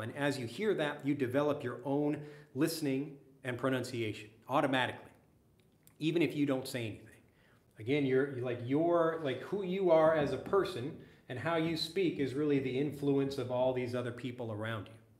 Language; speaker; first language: English; native; English